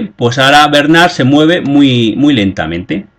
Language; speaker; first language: Spanish; native; Spanish